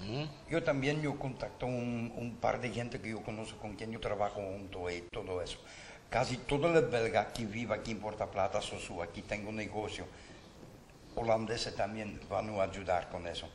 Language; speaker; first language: Spanish; non-native, learner; Dutch